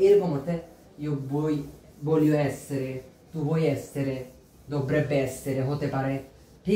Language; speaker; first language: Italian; non-native, fluent; Bangla